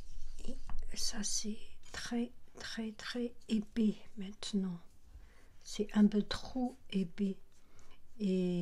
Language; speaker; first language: French; non-native, learner; Chinese